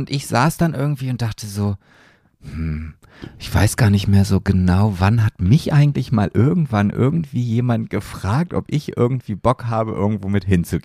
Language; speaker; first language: German; native; German